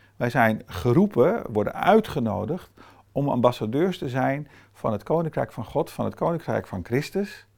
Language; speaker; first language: Dutch; non-native, fluent; Portuguese